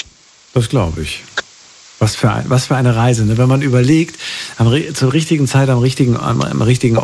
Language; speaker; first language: German; native; German